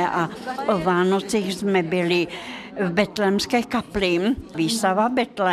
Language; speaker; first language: Czech; non-native, fluent; Russian